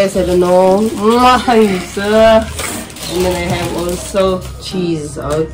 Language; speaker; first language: English; non-native, local second language; Filipino